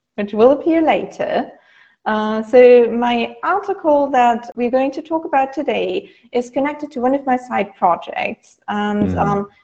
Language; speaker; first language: English; non-native, fluent; German